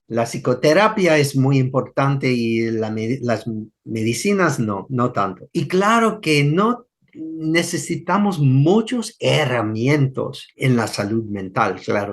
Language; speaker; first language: Spanish; non-native, fluent; English